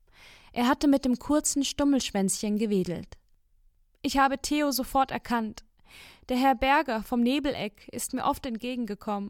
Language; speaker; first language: German; native; German